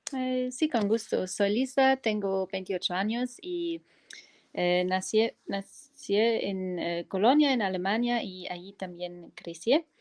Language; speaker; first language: Spanish; non-native, fluent; German